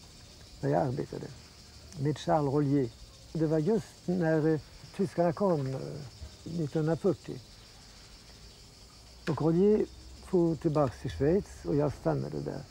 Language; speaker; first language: Swedish; early bilingual, heritage; Swedish